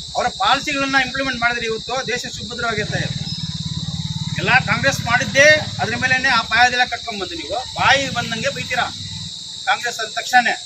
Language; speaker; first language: Kannada; native; Kannada